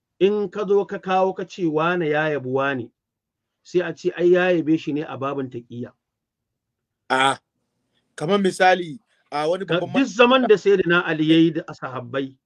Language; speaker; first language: Hausa; native; Hausa